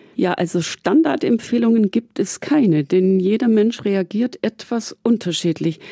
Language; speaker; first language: German; native; German